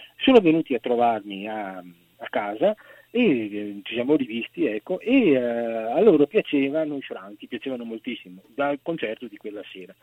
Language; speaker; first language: Italian; native; Italian